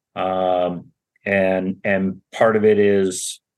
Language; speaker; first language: English; native; English